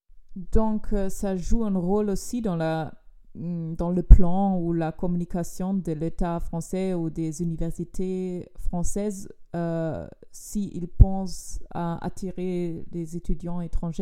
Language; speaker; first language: French; non-native, fluent; German